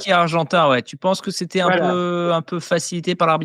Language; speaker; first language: French; native; French